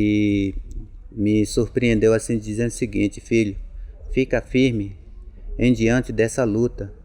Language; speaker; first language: Portuguese; non-native, local second language; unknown